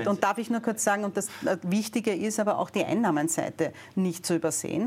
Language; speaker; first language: German; native; German